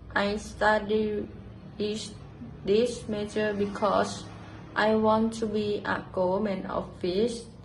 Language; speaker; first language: English; non-native, fluent; Thai